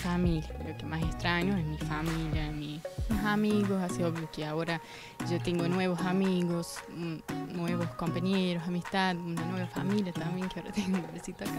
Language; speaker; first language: Spanish; non-native, fluent; Portuguese